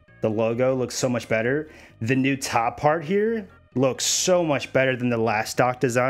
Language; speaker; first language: English; native; English